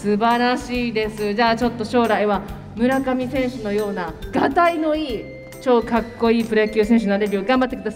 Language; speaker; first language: Japanese; native; Japanese